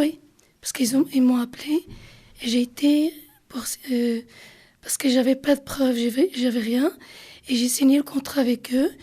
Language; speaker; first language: French; non-native, learner; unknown